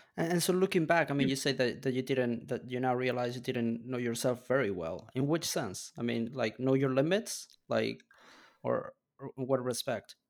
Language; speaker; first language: English; non-native, fluent; Spanish